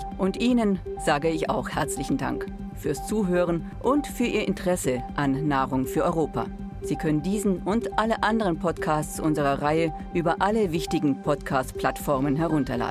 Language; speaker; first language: German; native; German